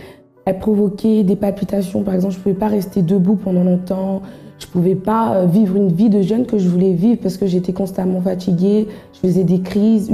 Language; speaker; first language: French; native; French